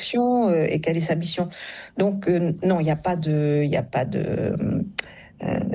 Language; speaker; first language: French; native; French